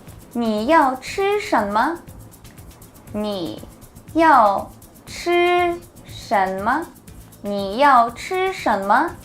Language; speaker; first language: Chinese; non-native, fluent; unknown